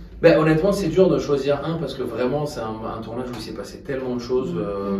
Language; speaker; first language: French; native; French